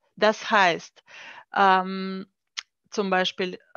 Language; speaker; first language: German; non-native, fluent; Russian